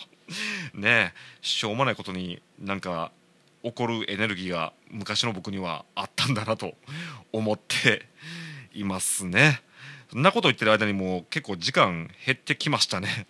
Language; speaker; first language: Japanese; native; Japanese